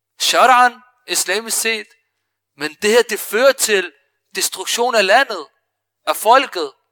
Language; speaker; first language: Danish; early bilingual, other home language; Arabic